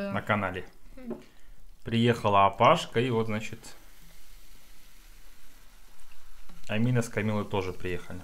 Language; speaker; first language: Russian; native; Russian